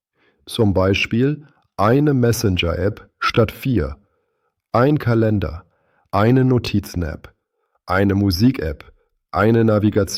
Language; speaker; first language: German; native; German